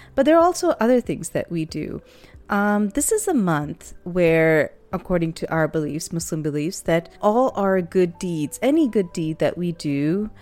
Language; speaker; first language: English; non-native, local second language; Urdu